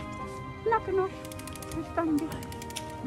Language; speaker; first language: Norwegian; non-native, learner; Filipino